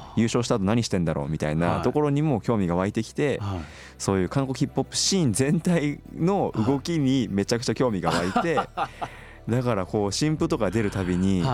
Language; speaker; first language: Japanese; early bilingual, other home language; Korean